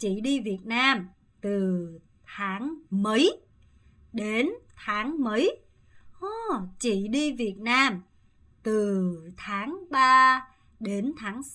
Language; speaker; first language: Vietnamese; non-native, fluent; Korean